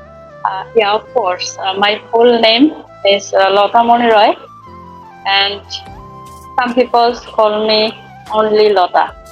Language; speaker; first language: English; non-native, learner; Bangla